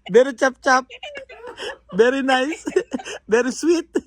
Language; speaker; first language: English; non-native, learner; Filipino